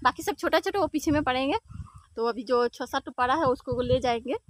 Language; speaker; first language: Hindi; non-native, local second language; Bangla